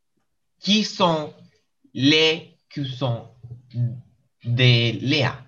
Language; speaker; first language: French; non-native, learner; English